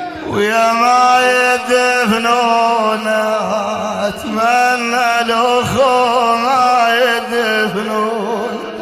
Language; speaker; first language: Arabic; native; Arabic